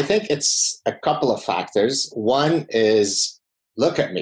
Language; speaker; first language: English; non-native, fluent; Arabic